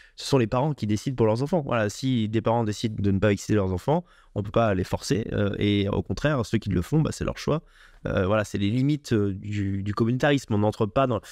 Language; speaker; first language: French; native; French